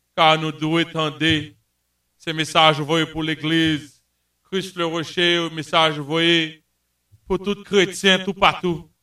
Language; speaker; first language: French; native; French